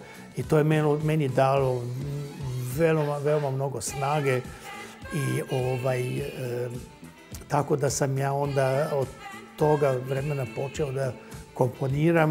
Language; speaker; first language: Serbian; non-native, local second language; Hungarian